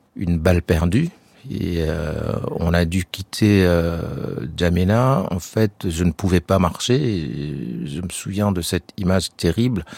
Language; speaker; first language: French; non-native, local second language; Arabic